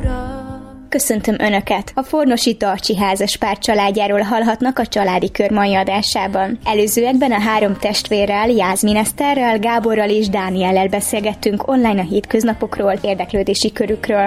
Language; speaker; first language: Hungarian; native; Hungarian